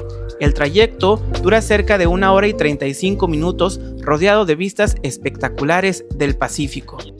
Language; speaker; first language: Spanish; native; Spanish